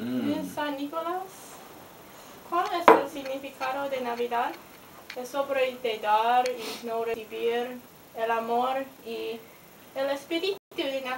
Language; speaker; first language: Spanish; non-native, learner; English